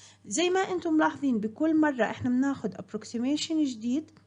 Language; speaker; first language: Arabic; native; Arabic